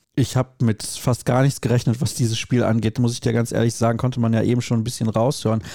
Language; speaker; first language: German; native; German